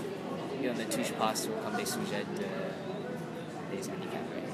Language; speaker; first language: French; non-native, learner; English